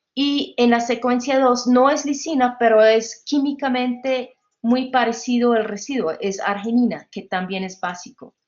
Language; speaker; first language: Spanish; non-native, fluent; English